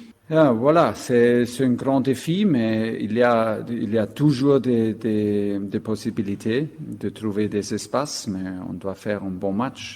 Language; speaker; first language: French; non-native, fluent; German